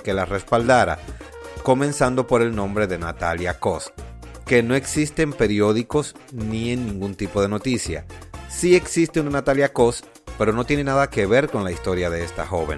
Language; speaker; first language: Spanish; native; Spanish